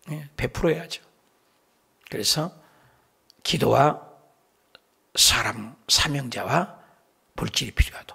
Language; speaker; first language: Korean; native; Korean